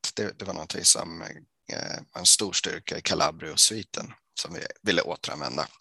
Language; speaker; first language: Swedish; native; Swedish